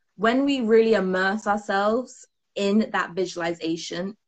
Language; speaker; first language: English; native; English